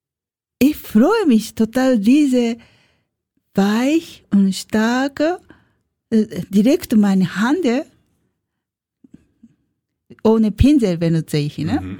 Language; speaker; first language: German; non-native, learner; Japanese